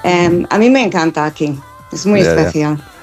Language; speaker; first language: Spanish; non-native, learner; English